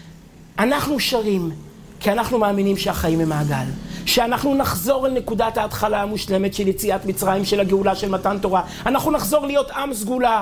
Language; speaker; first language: Hebrew; native; Hebrew